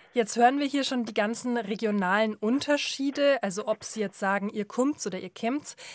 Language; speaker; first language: German; native; German